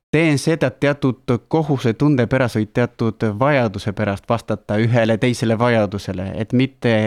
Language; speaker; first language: Estonian; non-native, fluent; Spanish